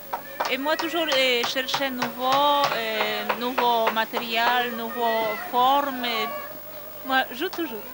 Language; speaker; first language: French; non-native, learner; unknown